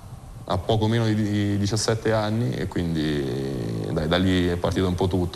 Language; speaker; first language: Italian; native; Italian